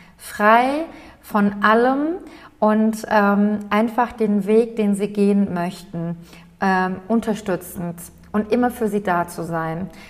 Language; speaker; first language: German; early bilingual, other home language; Turkish